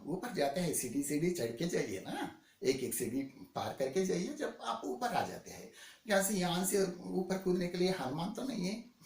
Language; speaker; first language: Hindi; non-native, local second language; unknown